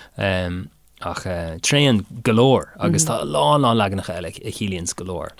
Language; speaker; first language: Irish; non-native, local second language; English